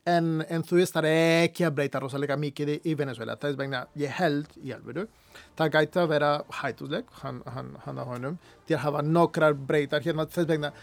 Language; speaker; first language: Icelandic; non-native, fluent; Spanish